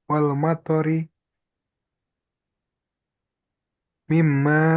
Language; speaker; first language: Arabic; non-native, learner; Indonesian